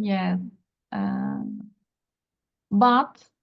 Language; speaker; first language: English; non-native, learner; Turkish